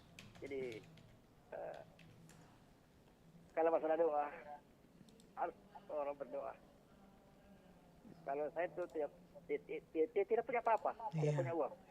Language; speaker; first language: Indonesian; non-native, local second language; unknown